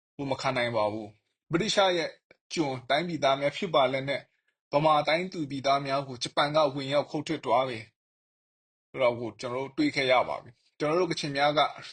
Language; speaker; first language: Burmese; non-native, local second language; Kachin